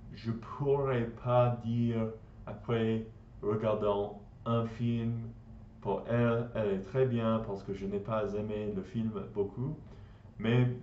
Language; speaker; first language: French; non-native, learner; English